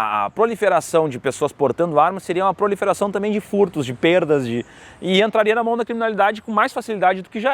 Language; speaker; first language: Portuguese; native; Portuguese